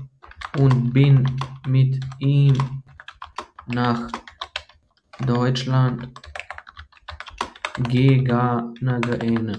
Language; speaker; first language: German; non-native, fluent; Croatian